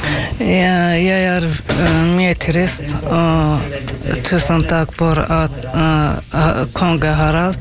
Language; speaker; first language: Norwegian; non-native, learner; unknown